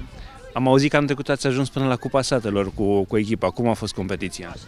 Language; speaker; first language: Romanian; native; Romanian